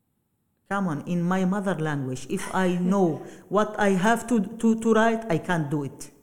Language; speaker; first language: English; non-native, learner; Arabic